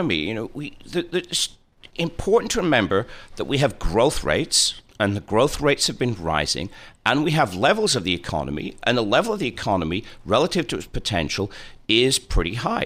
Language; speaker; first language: English; native; English